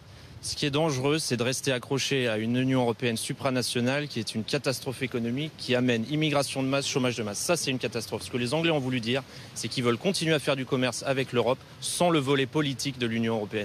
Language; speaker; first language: French; native; French